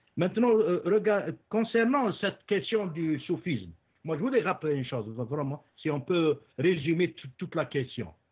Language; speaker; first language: French; non-native, local second language; Arabic